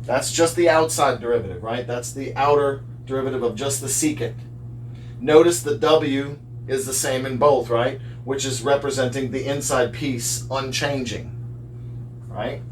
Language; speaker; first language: English; native; English